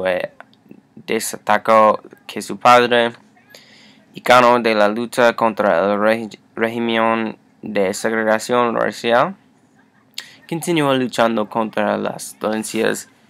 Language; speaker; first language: Spanish; non-native, learner; English